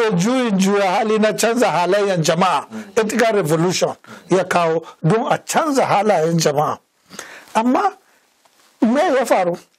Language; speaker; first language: Hausa; non-native, local second language; Fula